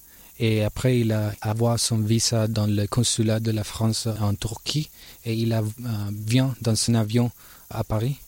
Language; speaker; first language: French; non-native, learner; Spanish